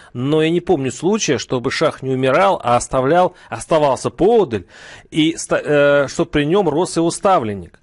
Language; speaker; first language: Russian; native; Russian